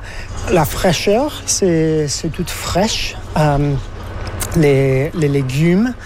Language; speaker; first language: French; non-native, fluent; English